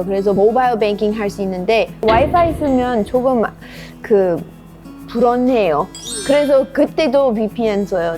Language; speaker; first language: Korean; non-native, learner; English